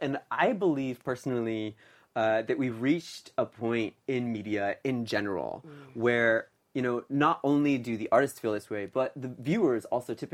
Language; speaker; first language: English; native; English